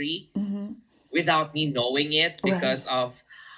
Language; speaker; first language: English; non-native, local second language; Filipino